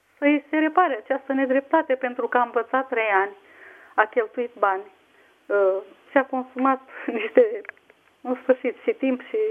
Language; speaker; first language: Romanian; non-native, fluent; Turkish